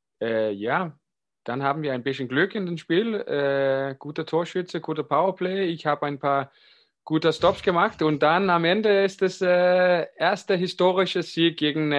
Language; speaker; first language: German; non-native, fluent; Danish